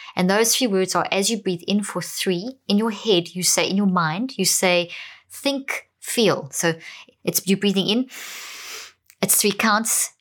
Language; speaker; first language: English; native; English